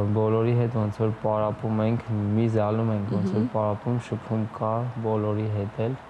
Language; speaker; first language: Armenian; native; Armenian